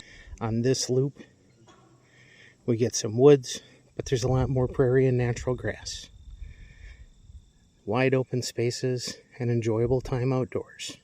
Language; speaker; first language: English; native; English